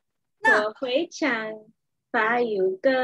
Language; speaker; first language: Chinese; non-native, learner; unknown